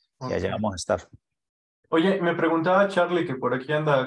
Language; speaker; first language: Spanish; native; Spanish